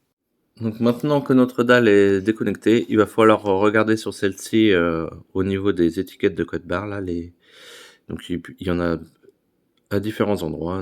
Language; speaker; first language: French; native; French